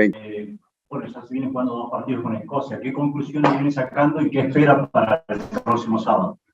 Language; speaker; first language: Spanish; native; Spanish